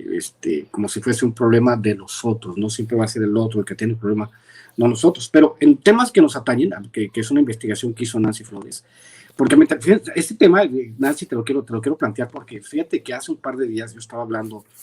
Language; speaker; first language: Spanish; native; Spanish